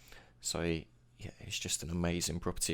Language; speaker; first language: English; native; English